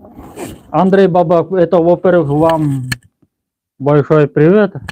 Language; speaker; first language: Russian; non-native, local second language; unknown